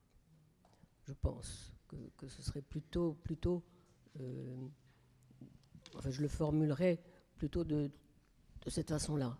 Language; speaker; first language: French; native; French